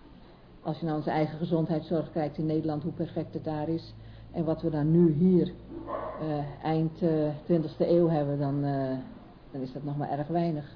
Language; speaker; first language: Dutch; native; Dutch